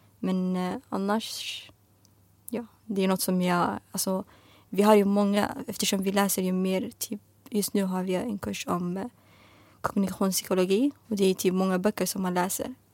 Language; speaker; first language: Swedish; non-native, fluent; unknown